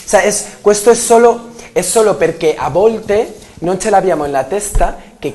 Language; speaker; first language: Italian; non-native, learner; Spanish